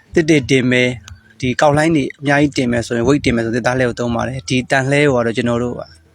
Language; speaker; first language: Burmese; native; Burmese